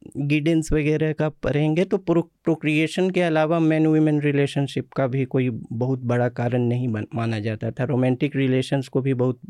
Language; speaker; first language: Hindi; native; Hindi